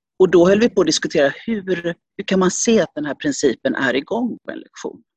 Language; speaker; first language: Swedish; early bilingual, other home language; Finnish